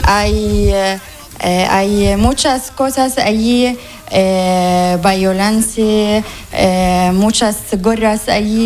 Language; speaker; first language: Spanish; non-native, learner; Arabic